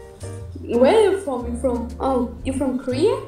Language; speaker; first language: English; non-native, learner; Russian